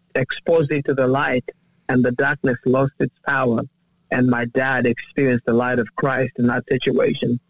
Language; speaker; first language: English; non-native, local second language; Ganda